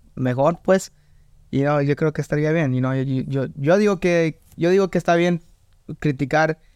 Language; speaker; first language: Spanish; early bilingual, heritage; Spanish